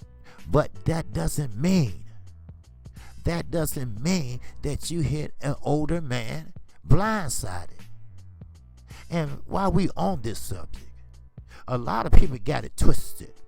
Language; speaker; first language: English; native; English